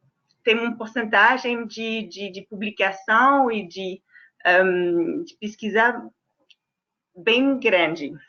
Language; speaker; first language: Portuguese; non-native, fluent; French